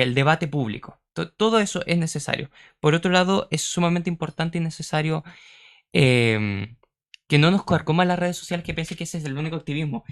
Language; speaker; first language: Spanish; native; Spanish